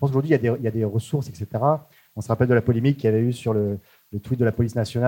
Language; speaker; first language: French; native; French